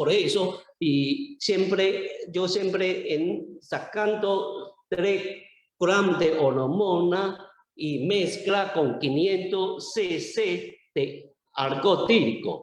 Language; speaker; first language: Spanish; non-native, learner; Chinese